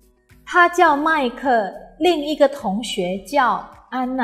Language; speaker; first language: Chinese; non-native, fluent; Indonesian